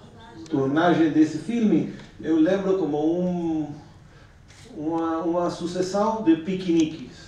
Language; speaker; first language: Portuguese; non-native, fluent; Spanish